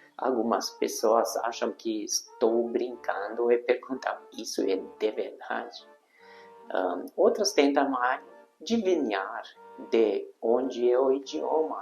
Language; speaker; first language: Portuguese; non-native, fluent; Hungarian